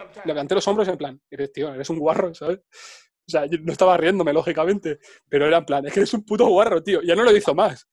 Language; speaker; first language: Spanish; native; Spanish